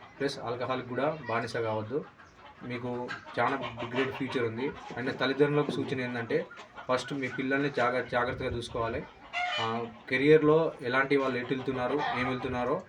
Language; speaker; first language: Telugu; non-native, local second language; Lambadi